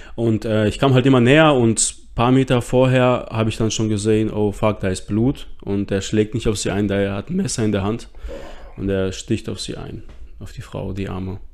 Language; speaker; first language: German; early bilingual, other home language; Russian